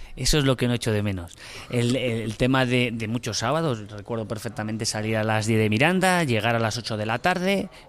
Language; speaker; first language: Spanish; native; Spanish